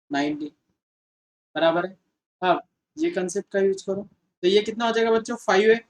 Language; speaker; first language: Hindi; non-native, local second language; Marathi